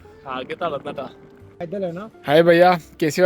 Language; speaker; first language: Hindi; non-native, local second language; Malayalam